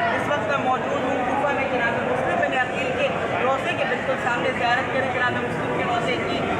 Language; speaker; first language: Urdu; native; Urdu